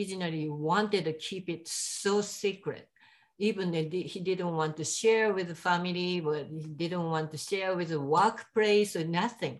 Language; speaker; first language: English; non-native, fluent; Japanese